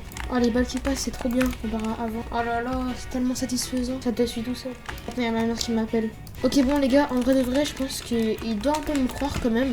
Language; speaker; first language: French; native; French